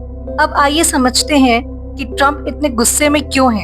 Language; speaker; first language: Hindi; native; Hindi